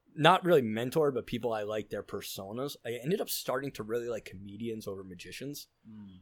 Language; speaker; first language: English; native; English